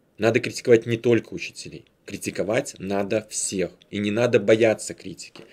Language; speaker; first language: Russian; native; Russian